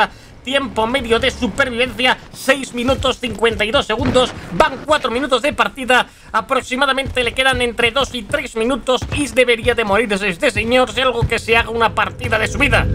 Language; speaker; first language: Spanish; native; Spanish